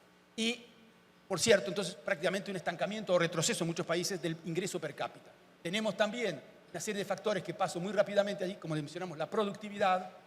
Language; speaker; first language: Spanish; native; Spanish